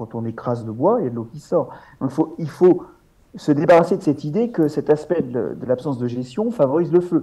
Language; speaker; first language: French; native; French